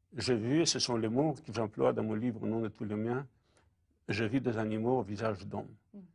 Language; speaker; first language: French; non-native, fluent; Polish